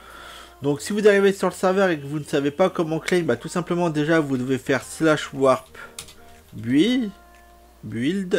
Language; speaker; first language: French; native; French